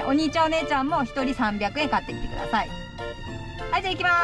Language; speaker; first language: Japanese; native; Japanese